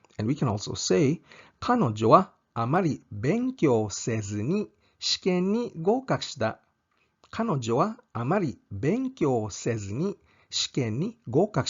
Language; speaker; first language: Japanese; non-native, fluent; English